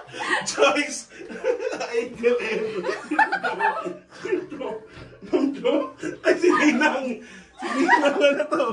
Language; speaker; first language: Filipino; native; Filipino